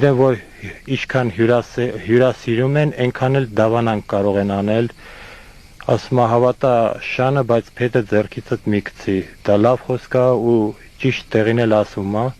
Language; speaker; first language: Armenian; non-native, fluent; Estonian